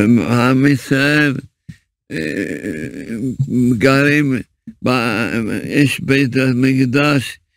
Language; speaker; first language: Hebrew; early bilingual, other home language; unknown